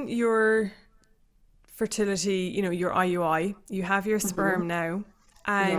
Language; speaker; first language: English; native; English